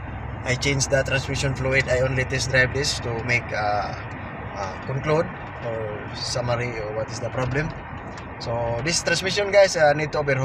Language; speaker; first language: English; non-native, local second language; Filipino